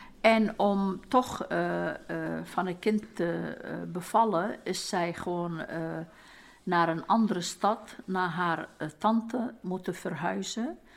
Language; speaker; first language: Dutch; non-native, fluent; Turkish